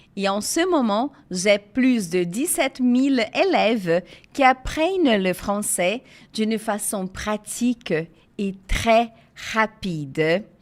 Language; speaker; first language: French; non-native, fluent; Portuguese